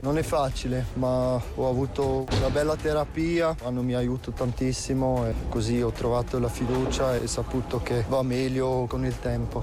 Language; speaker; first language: Italian; non-native, local second language; German